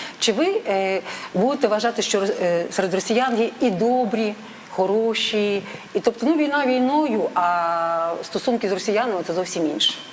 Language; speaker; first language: Ukrainian; native; Ukrainian